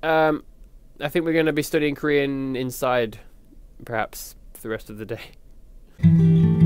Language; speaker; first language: English; native; English